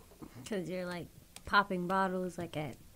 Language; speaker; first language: English; native; English